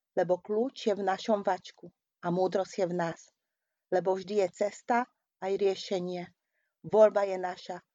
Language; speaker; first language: Slovak; non-native, local second language; Hungarian